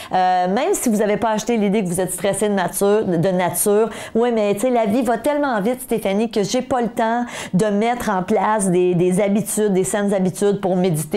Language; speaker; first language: French; native; French